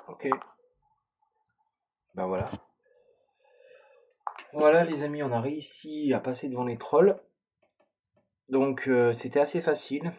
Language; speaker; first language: French; native; French